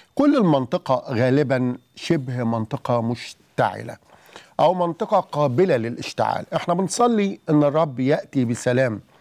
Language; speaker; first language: Arabic; native; Arabic